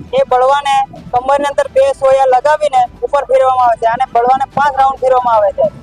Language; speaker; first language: Gujarati; non-native, local second language; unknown